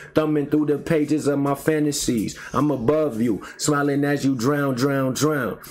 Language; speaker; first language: English; native; English